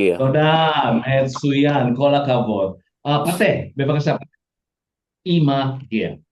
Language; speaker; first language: Hebrew; non-native, fluent; Indonesian